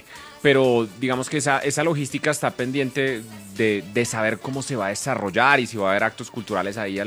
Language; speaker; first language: Spanish; native; Spanish